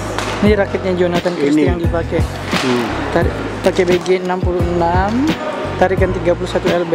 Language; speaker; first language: Indonesian; native; Indonesian